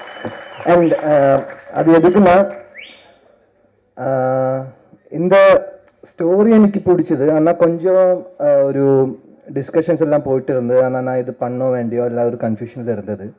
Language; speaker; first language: Tamil; non-native, learner; Malayalam